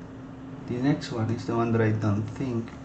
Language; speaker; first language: English; non-native, fluent; Spanish